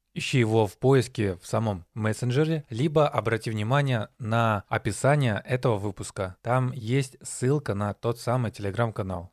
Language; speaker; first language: Russian; native; Russian